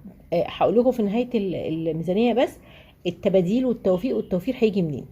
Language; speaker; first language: Arabic; native; Arabic